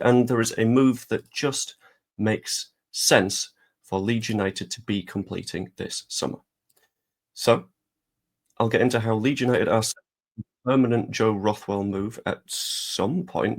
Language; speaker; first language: English; native; English